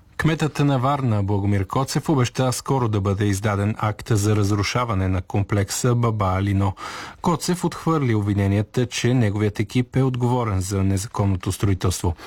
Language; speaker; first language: Bulgarian; native; Bulgarian